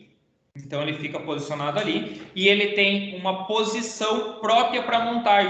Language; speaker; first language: Portuguese; native; Portuguese